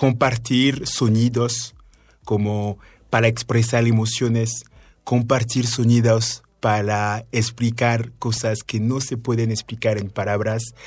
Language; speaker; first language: Spanish; non-native, fluent; French